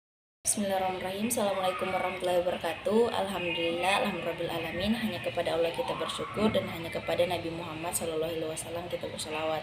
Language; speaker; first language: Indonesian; native; Indonesian